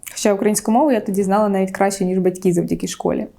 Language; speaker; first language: Ukrainian; non-native, local second language; Russian